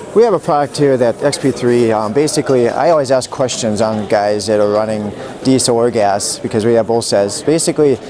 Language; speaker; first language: English; native; English